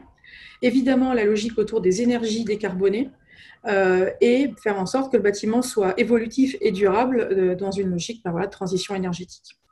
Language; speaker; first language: French; native; French